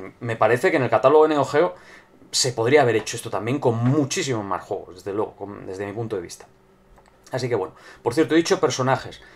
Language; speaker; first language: Spanish; native; Spanish